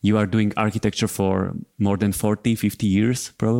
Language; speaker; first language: English; non-native, fluent; Slovak